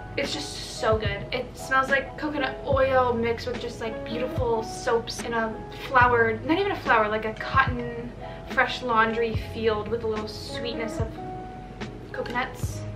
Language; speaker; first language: English; native; English